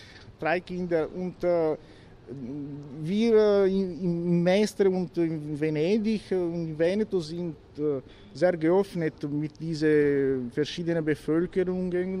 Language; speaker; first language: German; non-native, learner; Italian